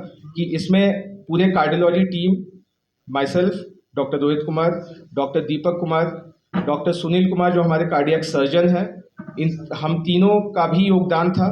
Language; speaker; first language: Hindi; native; Hindi